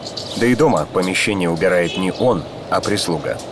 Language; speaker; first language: Russian; native; Russian